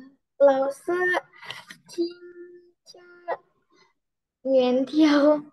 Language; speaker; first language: Chinese; non-native, learner; Indonesian